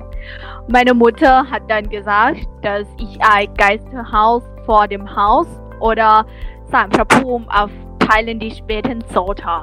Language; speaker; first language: German; non-native, learner; Thai